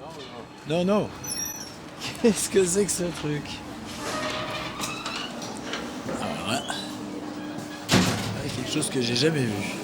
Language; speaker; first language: French; native; French